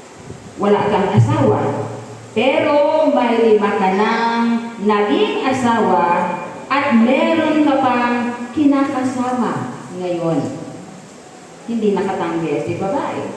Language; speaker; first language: Filipino; native; Filipino